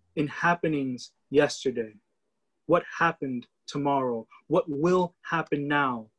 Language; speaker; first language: English; native; English